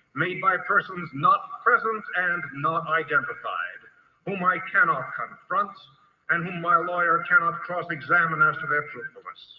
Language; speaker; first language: English; native; English